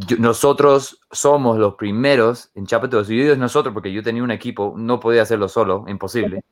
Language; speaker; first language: Spanish; non-native, fluent; English